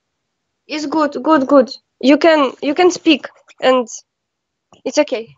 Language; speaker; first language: English; non-native, learner; Russian